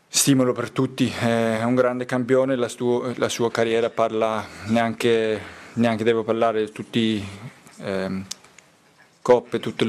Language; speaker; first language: Italian; non-native, learner; Danish